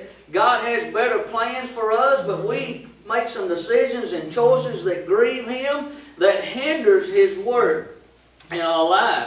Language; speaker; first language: English; native; English